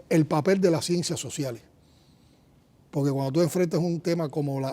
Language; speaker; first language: Spanish; native; Spanish